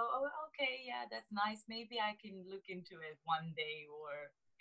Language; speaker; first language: English; non-native, fluent; Romanian